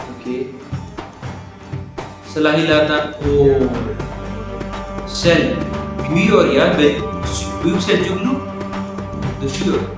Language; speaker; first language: Turkish; non-native, learner; Urdu